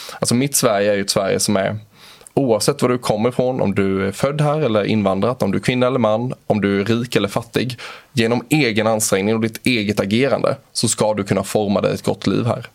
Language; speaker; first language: Swedish; native; Swedish